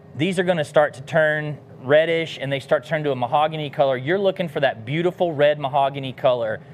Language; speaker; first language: English; native; English